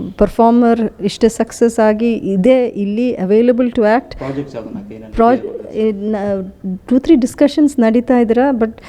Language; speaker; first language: Kannada; non-native, fluent; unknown